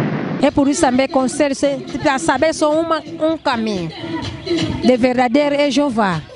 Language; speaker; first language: Portuguese; non-native, local second language; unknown